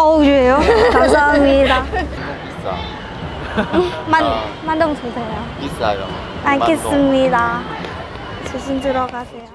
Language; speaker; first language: Korean; non-native, learner; Vietnamese